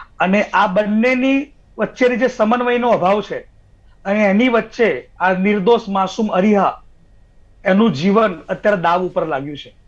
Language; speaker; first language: Gujarati; native; Gujarati